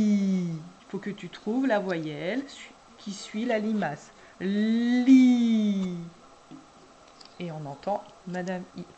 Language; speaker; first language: French; native; French